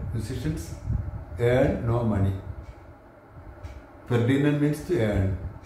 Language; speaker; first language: English; non-native, local second language; Malayalam